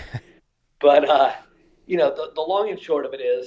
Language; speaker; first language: English; native; English